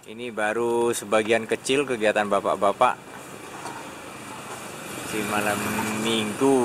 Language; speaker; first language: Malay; non-native, local second language; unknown